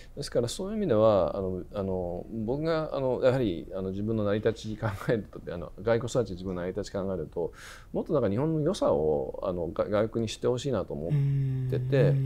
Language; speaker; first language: Japanese; early bilingual, other home language; English